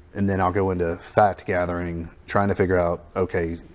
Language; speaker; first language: English; native; English